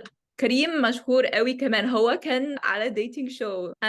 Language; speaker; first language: Egyptian Arabic; non-native, learner; English